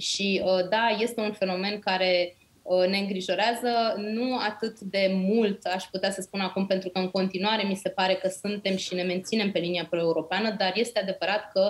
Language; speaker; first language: Romanian; native; Romanian